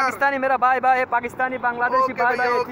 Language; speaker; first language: Hindi; non-native, learner; Bangla